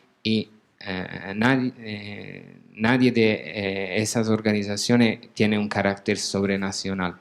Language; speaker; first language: Spanish; non-native, fluent; Italian